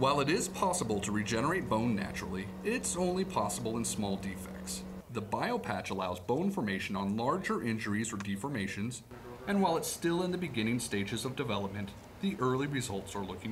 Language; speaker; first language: English; native; English